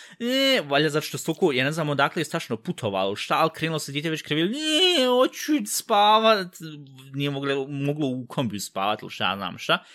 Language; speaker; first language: Bosnian; early bilingual, heritage; Bosnian